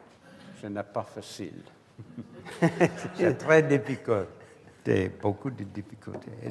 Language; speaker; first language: French; non-native, learner; English